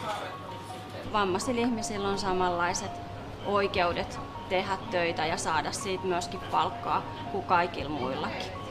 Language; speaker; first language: Finnish; native; Finnish